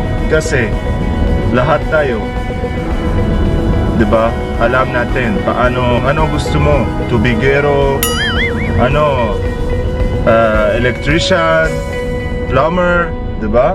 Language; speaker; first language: Filipino; non-native, learner; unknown